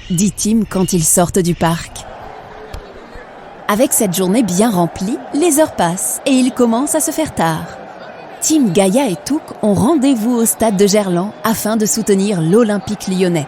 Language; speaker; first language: French; native; French